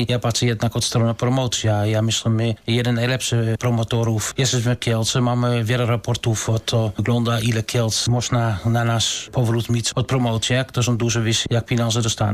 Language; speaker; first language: Polish; non-native, learner; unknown